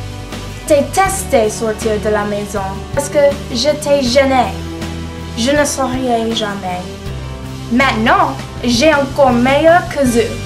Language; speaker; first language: French; non-native, learner; English